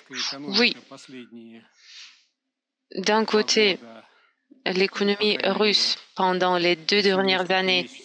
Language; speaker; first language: French; non-native, fluent; Russian